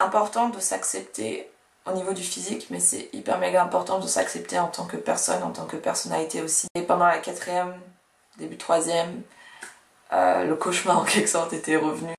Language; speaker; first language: French; early bilingual, other home language; Russian